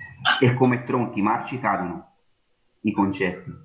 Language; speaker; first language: Italian; native; Italian